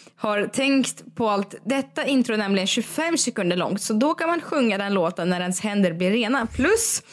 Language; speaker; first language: Swedish; non-native, fluent; Russian